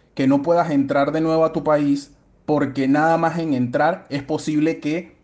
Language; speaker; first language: Spanish; native; Spanish